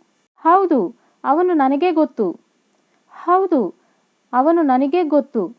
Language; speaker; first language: Kannada; non-native, local second language; Telugu